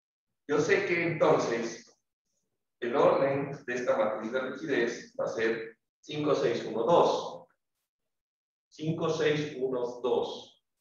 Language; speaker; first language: Spanish; native; Spanish